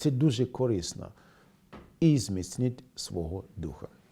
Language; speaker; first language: Ukrainian; non-native, fluent; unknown